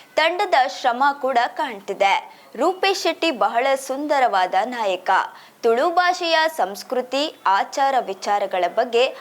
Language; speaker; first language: Kannada; native; Kannada